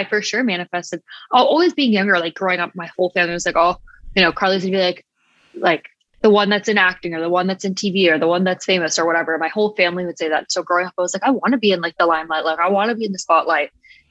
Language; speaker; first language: English; native; English